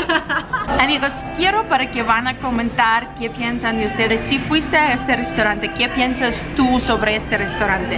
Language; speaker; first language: Spanish; non-native, learner; Russian